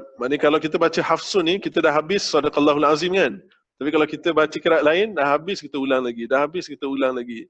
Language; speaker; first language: Malay; native; Malay